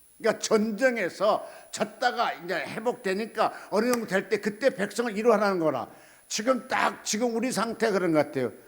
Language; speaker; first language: Korean; native; Korean